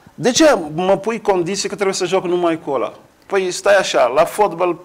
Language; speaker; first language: Romanian; non-native, fluent; Kabuverdianu